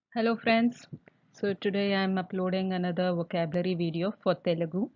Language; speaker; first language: English; non-native, local second language; Telugu